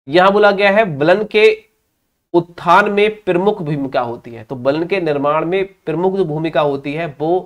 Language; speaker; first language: Hindi; native; Hindi